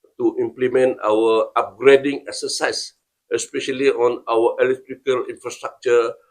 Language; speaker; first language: English; non-native, local second language; Malay